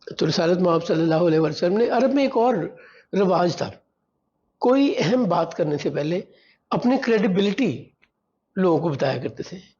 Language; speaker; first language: Urdu; non-native, local second language; Punjabi